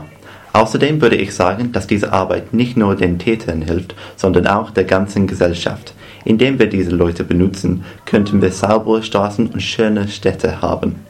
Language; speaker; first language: German; non-native, fluent; English